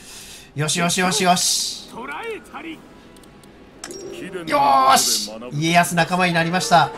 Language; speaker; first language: Japanese; native; Japanese